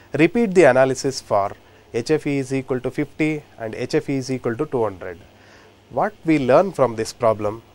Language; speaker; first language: English; non-native, local second language; Kannada